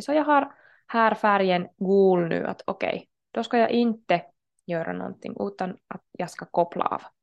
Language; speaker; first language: Swedish; non-native, local second language; Finnish